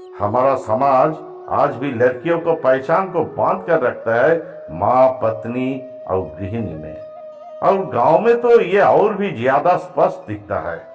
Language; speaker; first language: Hindi; non-native, local second language; Bangla